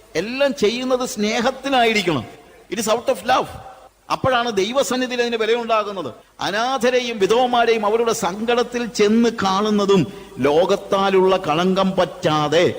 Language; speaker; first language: Malayalam; native; Malayalam